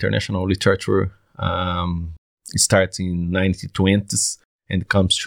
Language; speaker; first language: English; non-native, learner; Portuguese